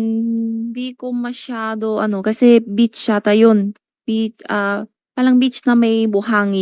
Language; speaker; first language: Filipino; non-native, learner; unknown